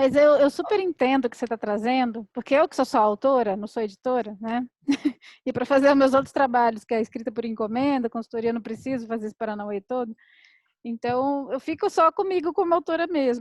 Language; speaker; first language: Portuguese; native; Portuguese